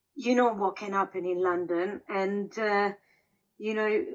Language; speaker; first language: English; non-native, fluent; Italian